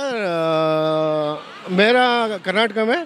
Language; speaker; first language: Hindi; non-native, local second language; Kannada